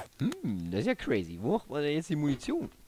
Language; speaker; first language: German; native; German